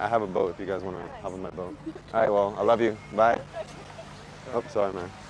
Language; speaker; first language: English; early bilingual, other home language; Spanish